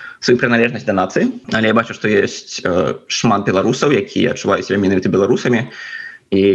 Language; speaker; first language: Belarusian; non-native, local second language; Russian